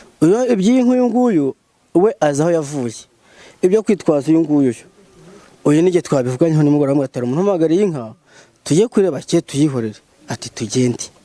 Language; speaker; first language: Kinyarwanda; native; Kinyarwanda